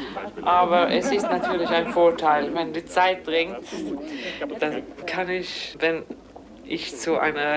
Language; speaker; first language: German; non-native, fluent; Swedish